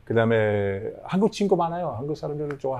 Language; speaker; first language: Korean; non-native, learner; English